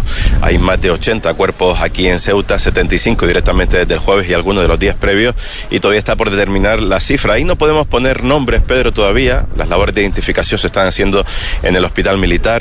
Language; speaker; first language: Spanish; native; Spanish